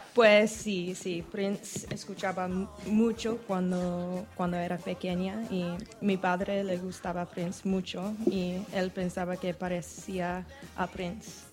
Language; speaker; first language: Spanish; non-native, learner; English